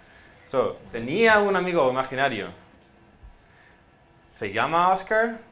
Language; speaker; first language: Spanish; non-native, fluent; English